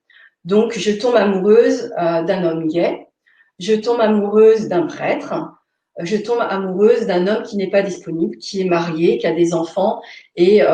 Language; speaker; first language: French; native; French